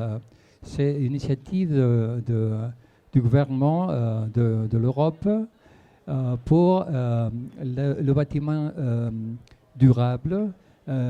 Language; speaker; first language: French; non-native, fluent; Spanish